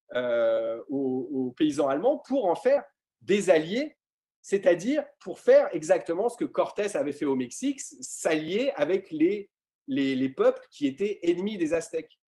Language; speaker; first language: French; native; French